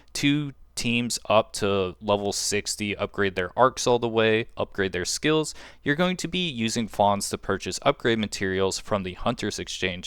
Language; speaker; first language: English; native; English